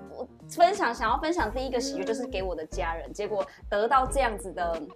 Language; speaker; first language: Chinese; native; Chinese